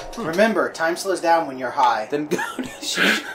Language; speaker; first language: English; native; English